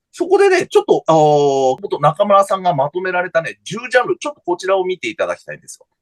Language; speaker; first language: Japanese; native; Japanese